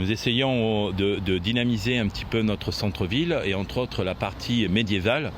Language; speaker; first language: French; native; French